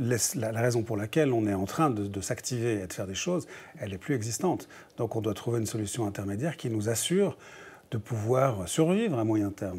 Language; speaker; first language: French; native; French